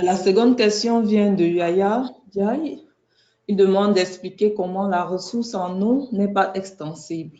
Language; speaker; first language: French; native; French